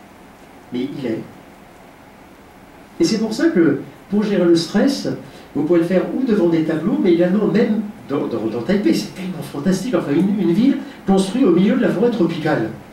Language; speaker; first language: French; native; French